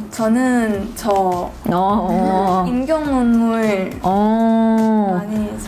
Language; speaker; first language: Korean; non-native, learner; Thai